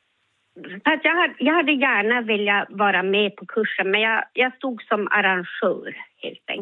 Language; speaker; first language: Swedish; native; Swedish